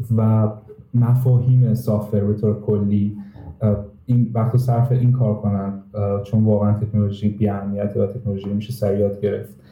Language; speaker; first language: Persian; native; Persian